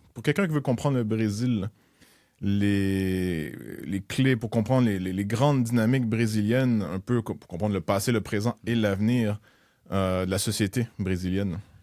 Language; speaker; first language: French; native; French